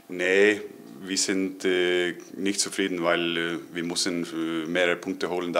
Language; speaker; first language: German; non-native, learner; Icelandic